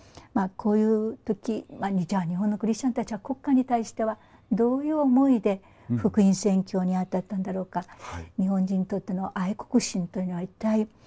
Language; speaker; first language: Japanese; native; Japanese